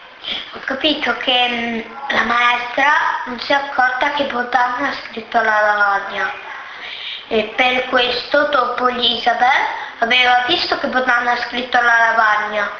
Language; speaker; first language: Italian; early bilingual, other home language; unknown